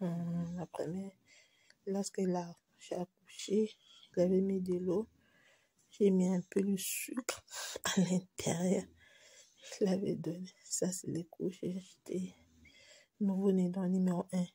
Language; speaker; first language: French; non-native, local second language; Lingala